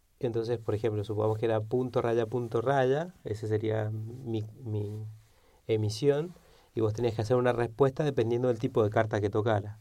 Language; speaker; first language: Spanish; native; Spanish